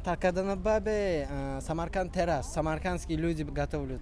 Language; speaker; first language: Russian; non-native, learner; Uzbek